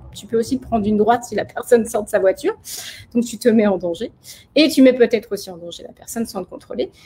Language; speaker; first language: French; native; French